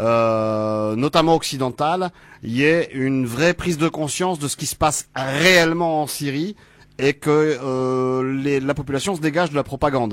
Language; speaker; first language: French; native; French